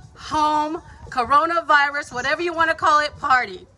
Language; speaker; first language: English; early bilingual, other home language; Spanish